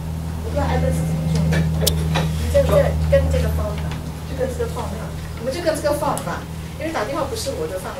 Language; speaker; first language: Chinese; native; Chinese